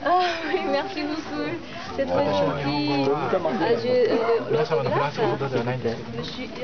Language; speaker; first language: French; non-native, learner; Japanese